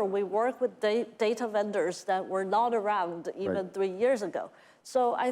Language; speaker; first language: English; non-native, fluent; Chinese